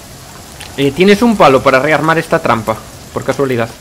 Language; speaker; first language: Spanish; native; Spanish